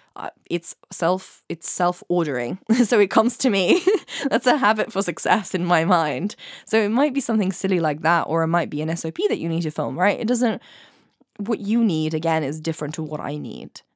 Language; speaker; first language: English; native; English